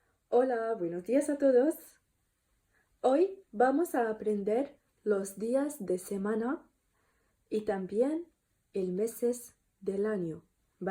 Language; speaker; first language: Spanish; non-native, learner; Arabic